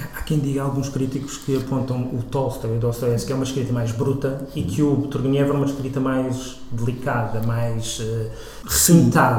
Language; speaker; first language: Portuguese; native; Portuguese